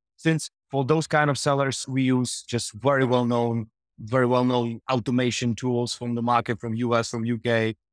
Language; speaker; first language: English; non-native, fluent; Czech